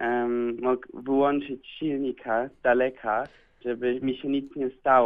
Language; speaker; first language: Polish; early bilingual, heritage; Polish